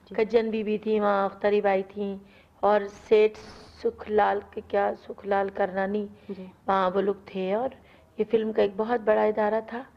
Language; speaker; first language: Urdu; non-native, local second language; Punjabi